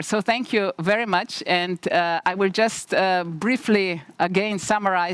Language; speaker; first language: English; non-native, fluent; Slovenian